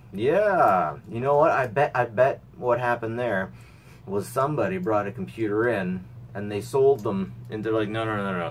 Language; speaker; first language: English; native; English